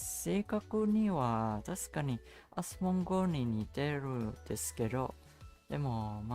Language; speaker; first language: Japanese; non-native, learner; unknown